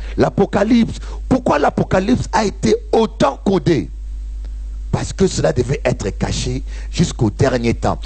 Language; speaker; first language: French; non-native, local second language; Lingala